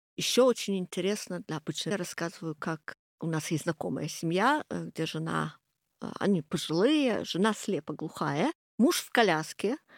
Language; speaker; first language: Russian; non-native, fluent; English